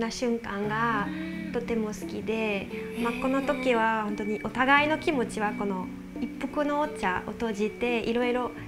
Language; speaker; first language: Japanese; non-native, fluent; French